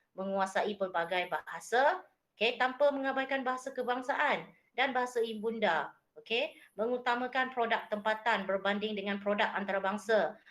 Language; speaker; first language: Malay; native; Malay